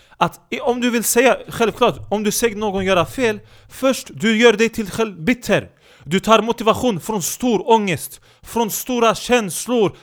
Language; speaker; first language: Swedish; early bilingual, other home language; Turkish